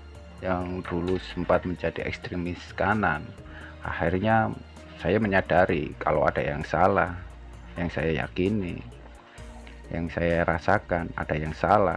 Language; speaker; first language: Indonesian; native; Indonesian